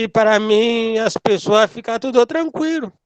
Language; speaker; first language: Portuguese; non-native, learner; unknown